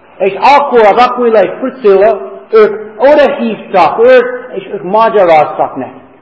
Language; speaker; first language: Hungarian; non-native, fluent; English